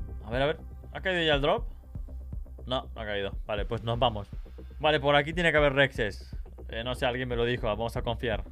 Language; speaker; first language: Spanish; native; Spanish